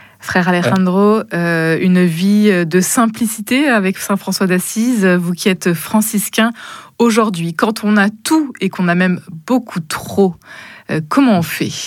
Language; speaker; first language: French; native; French